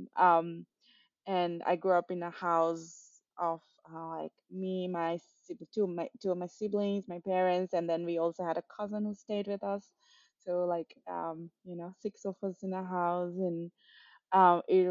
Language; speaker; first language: English; non-native, local second language; Nepali